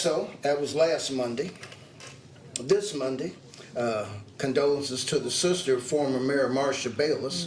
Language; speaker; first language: English; native; English